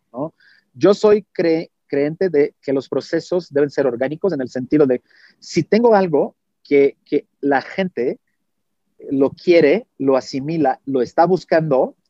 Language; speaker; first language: Spanish; non-native, fluent; Portuguese